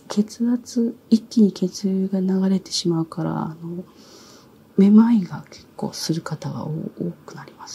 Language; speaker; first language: Japanese; native; Japanese